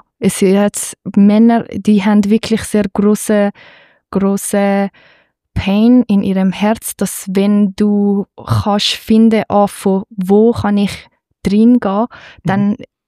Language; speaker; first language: German; non-native, fluent; Persian